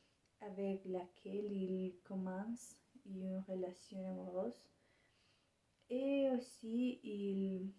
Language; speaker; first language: French; non-native, learner; Spanish